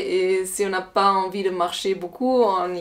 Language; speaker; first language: French; non-native, learner; German